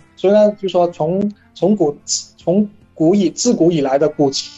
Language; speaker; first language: Chinese; native; Chinese